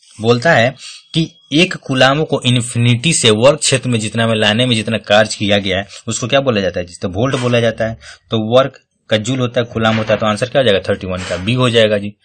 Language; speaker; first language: Hindi; native; Hindi